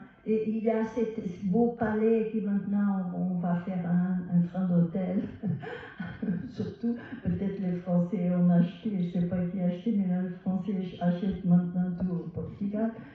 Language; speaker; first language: French; non-native, fluent; Portuguese